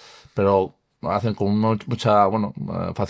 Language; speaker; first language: Spanish; native; Spanish